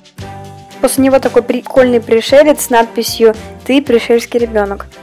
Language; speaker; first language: Russian; native; Russian